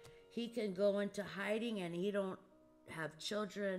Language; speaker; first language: English; early bilingual, other home language; Portuguese